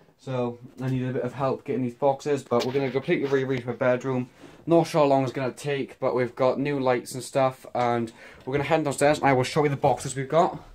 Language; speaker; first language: English; native; English